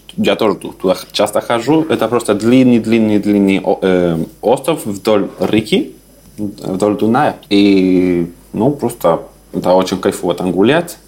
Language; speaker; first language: Russian; non-native, fluent; Spanish